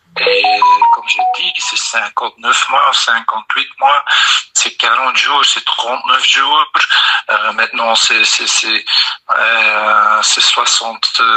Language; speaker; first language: French; non-native, learner; Dutch